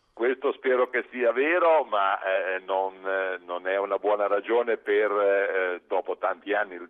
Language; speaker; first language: Italian; native; Italian